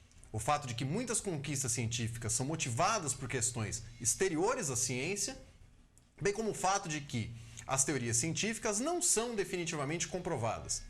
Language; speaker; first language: Portuguese; native; Portuguese